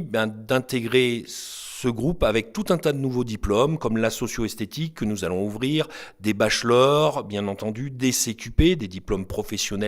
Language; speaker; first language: French; native; French